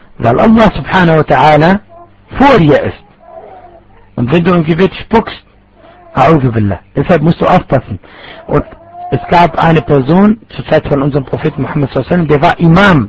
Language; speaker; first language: German; non-native, fluent; Arabic